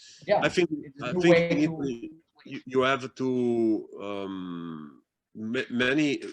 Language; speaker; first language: English; non-native, fluent; Italian